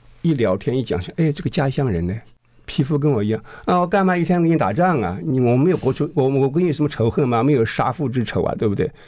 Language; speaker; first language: Chinese; early bilingual, heritage; Chinese